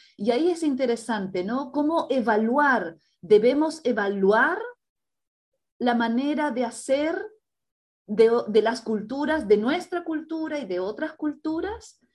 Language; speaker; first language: Spanish; native; Spanish